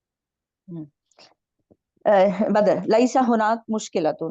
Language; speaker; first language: Arabic; non-native, learner; Hindi